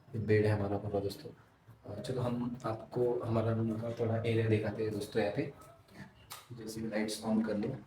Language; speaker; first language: Hindi; non-native, local second language; Marathi